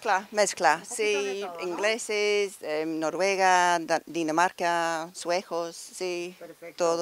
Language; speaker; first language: Spanish; non-native, learner; English